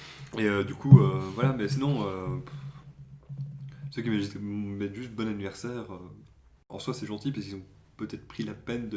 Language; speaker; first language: French; native; French